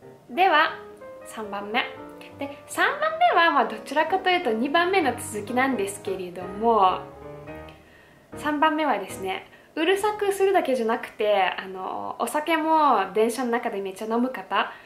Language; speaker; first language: Japanese; non-native, fluent; Russian